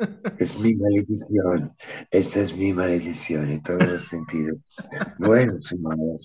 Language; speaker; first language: Spanish; non-native, fluent; Italian